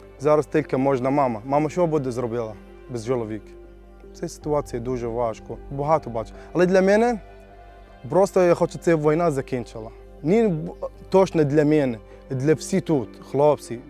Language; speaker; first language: Ukrainian; non-native, learner; Arabic